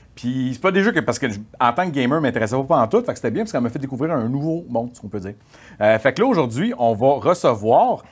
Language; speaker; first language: French; native; French